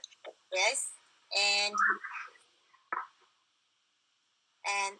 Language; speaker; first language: English; non-native, learner; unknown